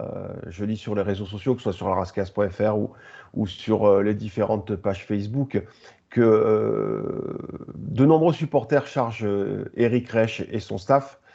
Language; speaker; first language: French; native; French